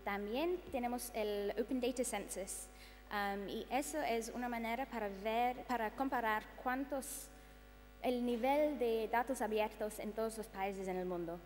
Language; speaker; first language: Spanish; non-native, fluent; English